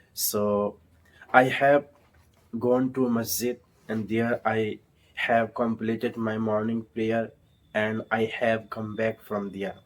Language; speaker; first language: English; non-native, learner; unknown